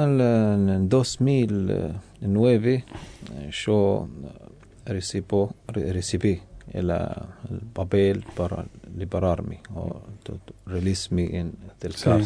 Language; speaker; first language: Spanish; non-native, learner; Arabic